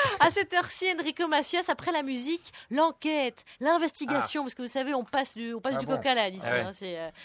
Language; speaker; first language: French; native; French